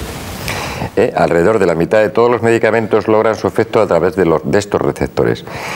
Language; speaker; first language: Spanish; native; Spanish